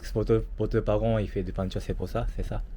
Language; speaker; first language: French; non-native, learner; Japanese